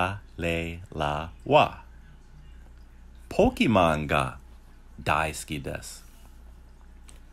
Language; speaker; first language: Japanese; non-native, learner; English